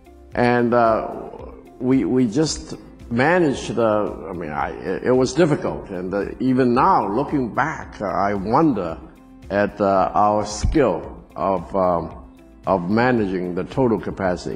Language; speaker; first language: English; non-native, fluent; Chinese